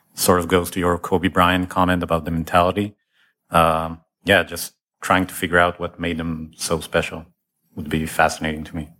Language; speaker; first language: English; non-native, fluent; Hebrew